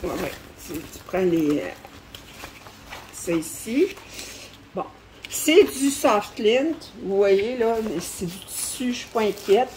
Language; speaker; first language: French; native; French